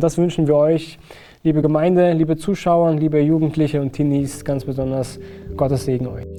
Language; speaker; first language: German; native; German